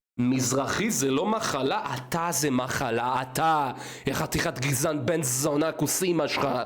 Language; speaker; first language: Hebrew; early bilingual, other home language; Russian